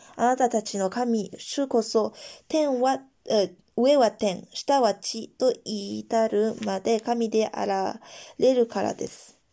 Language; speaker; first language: Japanese; non-native, fluent; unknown